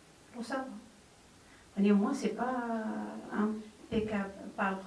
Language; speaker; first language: French; non-native, learner; Arabic